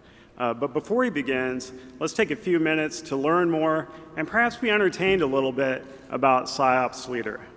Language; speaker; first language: English; native; English